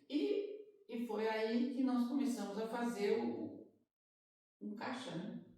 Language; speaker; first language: Portuguese; native; Portuguese